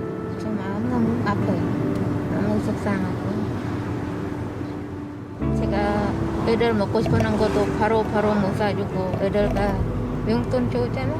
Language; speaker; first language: Korean; non-native, learner; Khmer